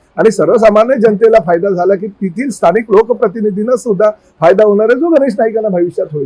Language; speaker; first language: Marathi; native; Marathi